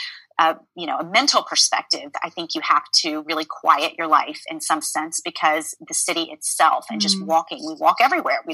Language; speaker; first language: English; native; English